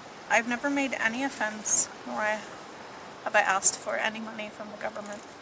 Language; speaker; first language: English; early bilingual, other home language; Arabic